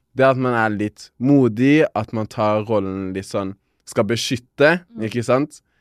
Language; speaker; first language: Norwegian; early bilingual, other home language; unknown